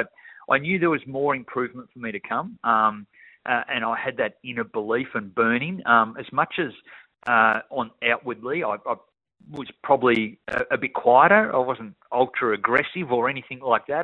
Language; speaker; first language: English; native; English